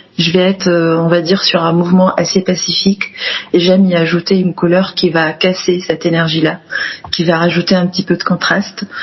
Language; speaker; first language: French; non-native, local second language; Arabic